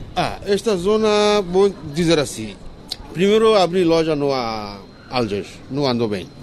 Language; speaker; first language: Portuguese; non-native, learner; Bangla